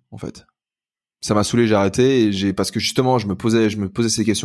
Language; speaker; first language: French; native; French